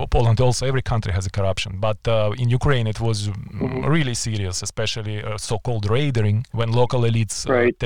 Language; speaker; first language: English; non-native, fluent; Ukrainian